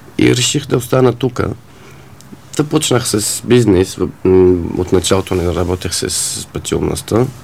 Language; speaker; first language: Bulgarian; non-native, fluent; Arabic